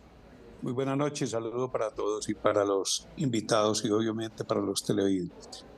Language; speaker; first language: Spanish; native; Spanish